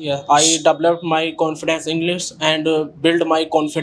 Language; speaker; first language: English; non-native, learner; Hindi